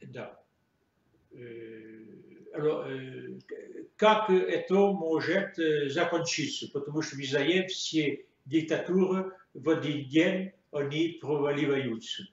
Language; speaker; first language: Russian; non-native, fluent; French